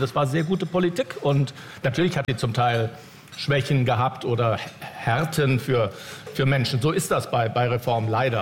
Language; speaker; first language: German; native; German